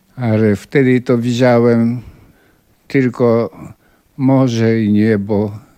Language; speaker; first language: Polish; non-native, fluent; Japanese